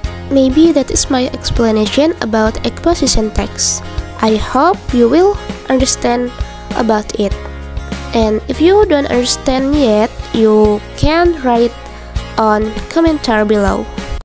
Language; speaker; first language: English; non-native, learner; Indonesian